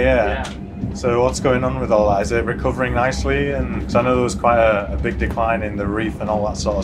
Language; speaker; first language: English; native; English